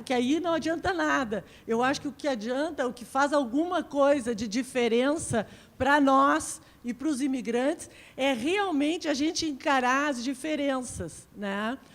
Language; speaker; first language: Portuguese; native; Portuguese